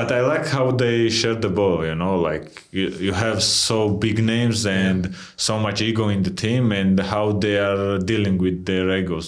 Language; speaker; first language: English; non-native, fluent; Georgian